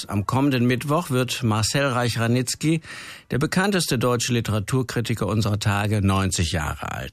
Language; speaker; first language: German; native; German